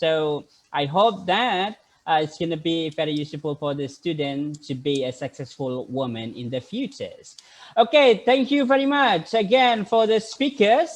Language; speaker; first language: English; non-native, fluent; Indonesian